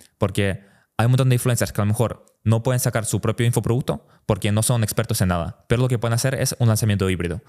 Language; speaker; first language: Spanish; early bilingual, other home language; Russian